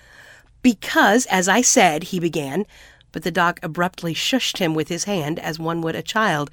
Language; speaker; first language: English; native; English